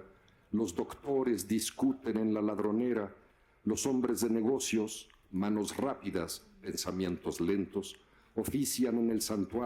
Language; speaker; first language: Spanish; native; Spanish